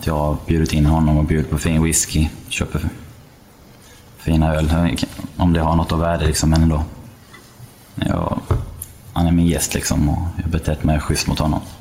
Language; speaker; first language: Swedish; native; Swedish